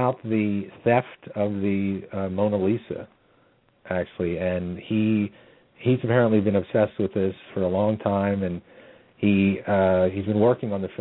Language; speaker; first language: English; native; English